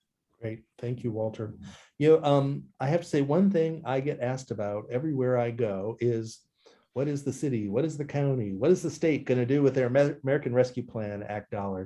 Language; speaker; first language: English; native; English